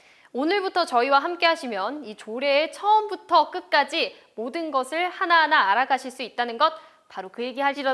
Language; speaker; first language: Korean; native; Korean